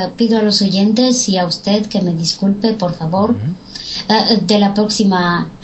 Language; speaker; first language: Spanish; non-native, fluent; Romanian